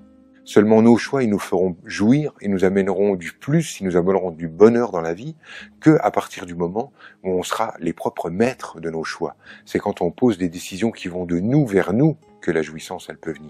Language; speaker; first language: French; native; French